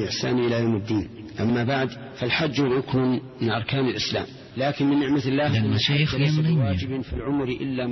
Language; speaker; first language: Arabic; non-native, fluent; Indonesian